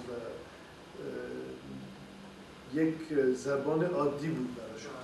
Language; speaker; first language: Persian; non-native, fluent; French